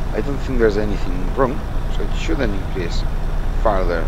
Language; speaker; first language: English; non-native, fluent; Spanish